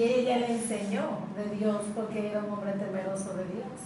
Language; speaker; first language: Spanish; native; Spanish